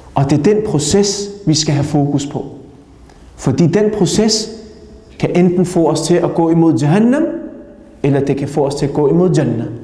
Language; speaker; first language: Danish; early bilingual, other home language; Urdu